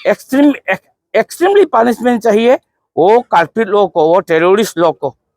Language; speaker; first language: Hindi; non-native, local second language; Manipuri